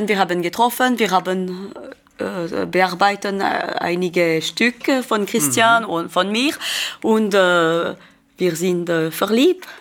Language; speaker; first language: German; non-native, learner; French